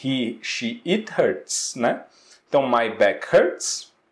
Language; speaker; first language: English; non-native, fluent; Portuguese